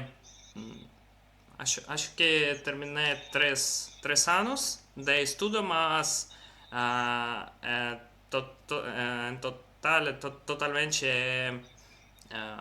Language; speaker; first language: Portuguese; non-native, learner; Russian